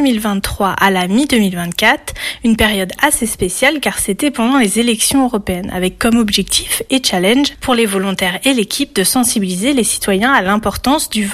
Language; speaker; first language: French; native; French